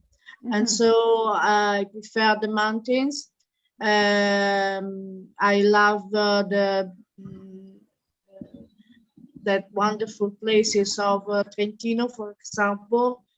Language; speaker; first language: English; non-native, learner; Italian